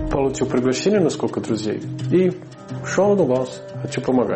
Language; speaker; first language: Russian; non-native, learner; Portuguese